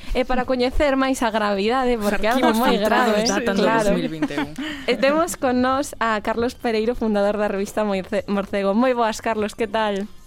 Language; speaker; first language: Galician; non-native, local second language; Spanish